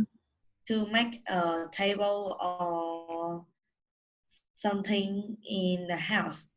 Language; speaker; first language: English; non-native, learner; Vietnamese